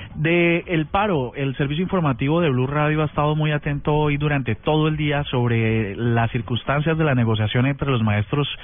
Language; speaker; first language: Spanish; native; Spanish